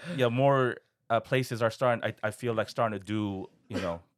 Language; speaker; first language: English; non-native, fluent; Korean